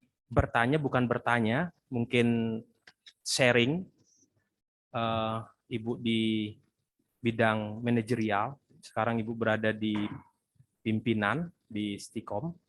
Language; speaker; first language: Indonesian; native; Indonesian